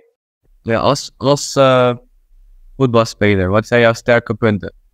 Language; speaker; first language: Dutch; non-native, learner; Indonesian